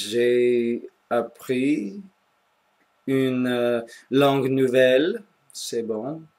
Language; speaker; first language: French; non-native, local second language; English